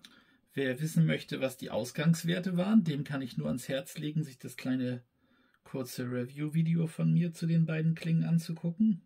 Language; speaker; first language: German; native; German